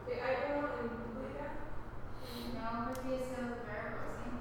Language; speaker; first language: Spanish; non-native, learner; English